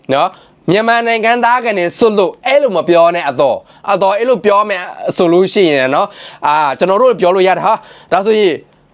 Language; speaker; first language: Burmese; non-native, local second language; Mon